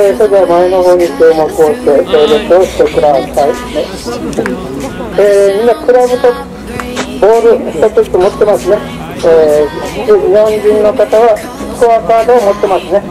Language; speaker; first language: Japanese; native; Japanese